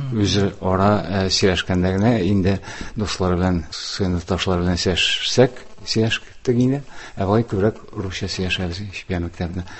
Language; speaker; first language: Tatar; non-native, local second language; Udmurt